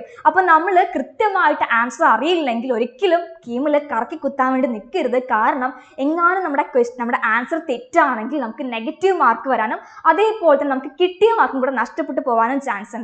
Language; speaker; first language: Malayalam; native; Malayalam